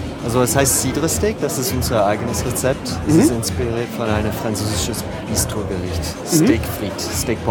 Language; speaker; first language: German; non-native, fluent; French